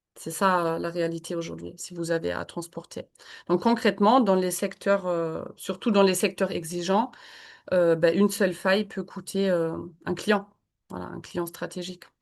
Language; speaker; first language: French; non-native, fluent; German